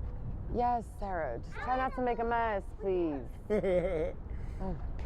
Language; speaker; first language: English; native; English